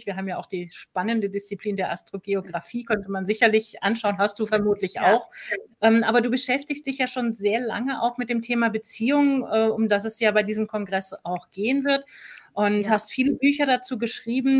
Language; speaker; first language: German; native; German